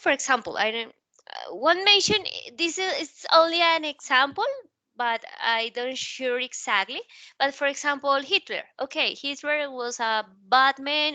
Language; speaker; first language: English; non-native, learner; Spanish